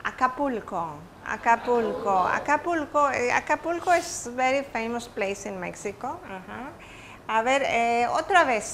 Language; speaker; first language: Spanish; native; Spanish